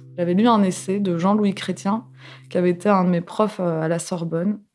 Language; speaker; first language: French; native; French